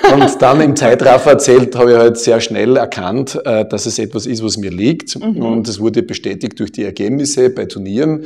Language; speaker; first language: German; native; German